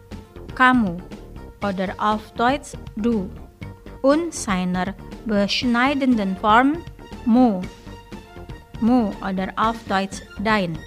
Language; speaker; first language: German; non-native, fluent; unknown